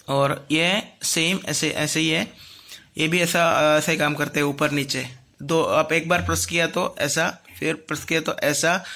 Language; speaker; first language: Hindi; non-native, local second language; Malayalam